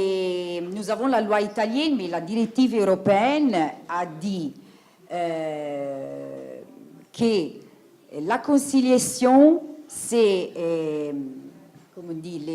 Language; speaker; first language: French; non-native, fluent; Italian